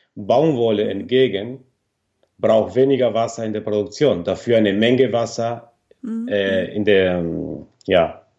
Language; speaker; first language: German; non-native, fluent; Spanish